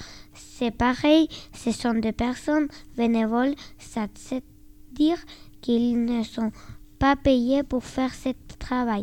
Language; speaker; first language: French; non-native, learner; Spanish